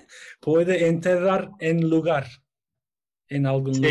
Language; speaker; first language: Spanish; non-native, learner; Turkish